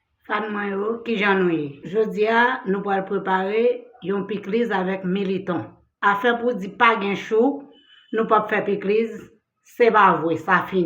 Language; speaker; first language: French; non-native, learner; Haitian Creole